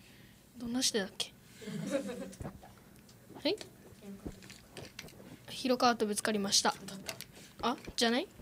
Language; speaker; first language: Japanese; native; Japanese